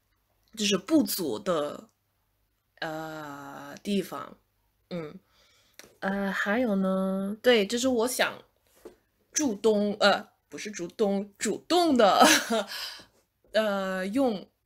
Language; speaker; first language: Chinese; non-native, fluent; English